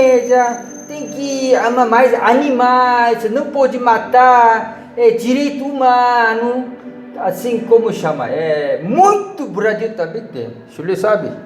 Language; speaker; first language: Portuguese; non-native, learner; Korean